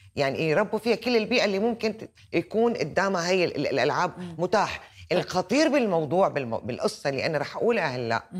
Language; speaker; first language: Arabic; native; Arabic